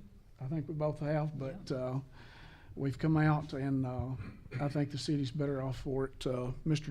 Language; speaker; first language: English; native; English